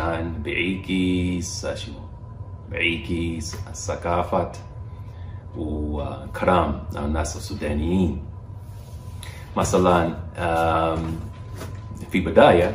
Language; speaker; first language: Arabic; non-native, learner; English